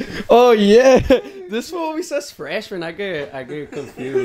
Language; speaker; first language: English; early bilingual, other home language; Spanish